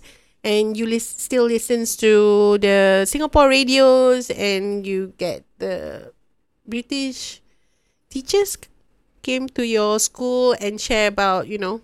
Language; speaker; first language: English; non-native, local second language; Malay